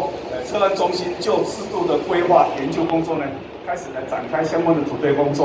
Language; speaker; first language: Chinese; native; Chinese